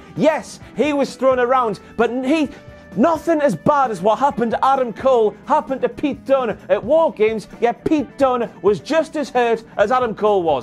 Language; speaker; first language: English; native; English